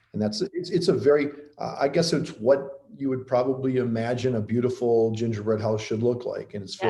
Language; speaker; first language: English; native; English